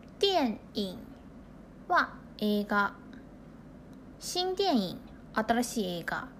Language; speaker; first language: Japanese; non-native, fluent; Chinese